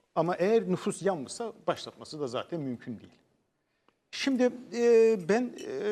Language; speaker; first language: Turkish; native; Turkish